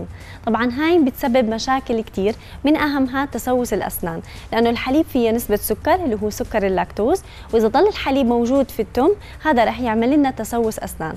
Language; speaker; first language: Arabic; native; Arabic